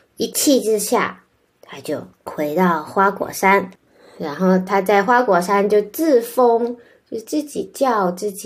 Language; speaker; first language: Chinese; native; Chinese